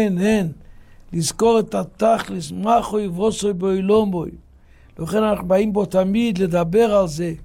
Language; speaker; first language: Hebrew; non-native, local second language; Yiddish